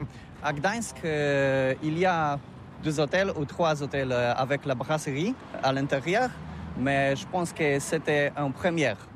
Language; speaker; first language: French; non-native, learner; Polish